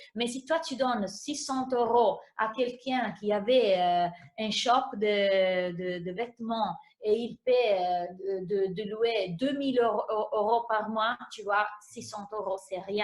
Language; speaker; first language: French; non-native, fluent; Italian